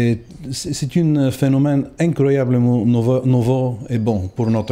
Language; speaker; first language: French; non-native, fluent; Bulgarian